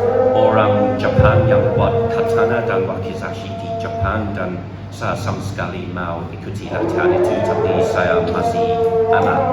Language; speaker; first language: Indonesian; non-native, learner; English